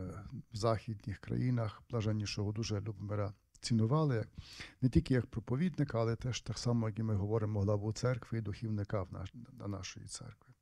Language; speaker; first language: Ukrainian; native; Ukrainian